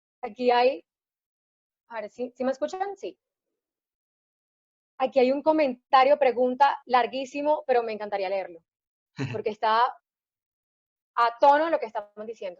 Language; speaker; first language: Spanish; native; Spanish